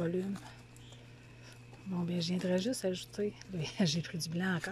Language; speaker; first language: French; native; French